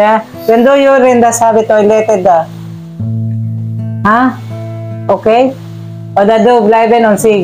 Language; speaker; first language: German; non-native, learner; Filipino